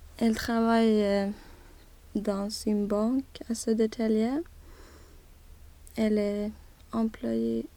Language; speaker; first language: French; non-native, learner; Swedish